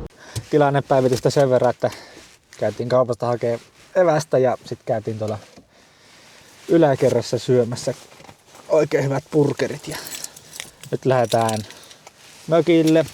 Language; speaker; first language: Finnish; native; Finnish